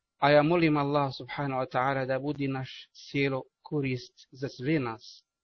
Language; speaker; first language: Bosnian; non-native, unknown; Arabic